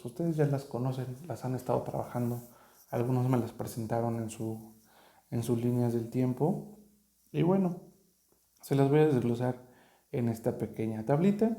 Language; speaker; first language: Spanish; native; Spanish